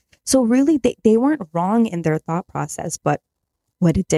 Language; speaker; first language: English; native; English